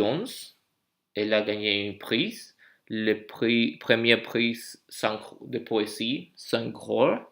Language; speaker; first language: French; non-native, learner; English